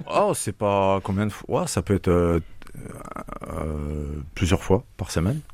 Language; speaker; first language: French; native; French